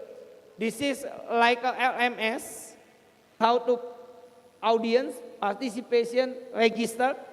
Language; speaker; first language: English; non-native, fluent; Indonesian